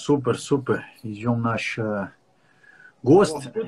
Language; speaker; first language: Russian; non-native, learner; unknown